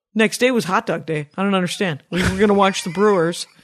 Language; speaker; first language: English; native; English